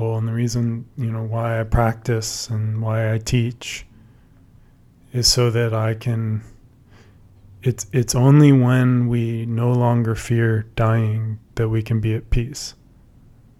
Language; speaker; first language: English; native; English